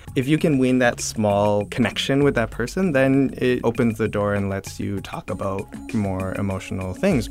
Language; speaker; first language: English; early bilingual, other home language; Chinese